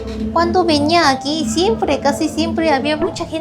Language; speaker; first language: Spanish; non-native, fluent; Korean